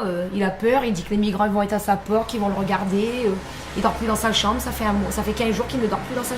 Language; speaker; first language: French; native; French